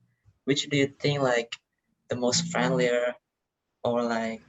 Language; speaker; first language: English; non-native, learner; Indonesian